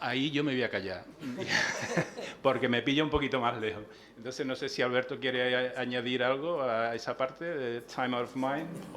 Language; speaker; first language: Spanish; native; Spanish